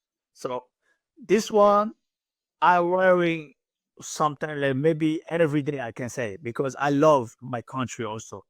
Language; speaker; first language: English; non-native, learner; French